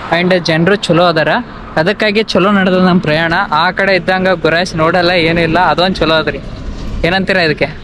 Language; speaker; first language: Kannada; native; Kannada